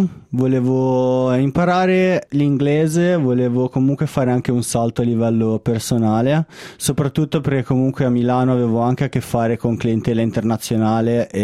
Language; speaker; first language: Italian; native; Italian